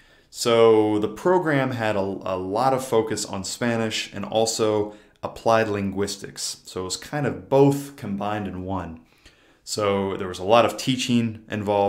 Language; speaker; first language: English; native; English